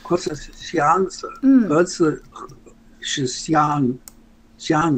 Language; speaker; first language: Chinese; non-native, learner; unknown